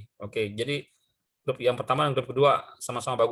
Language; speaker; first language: Indonesian; native; Indonesian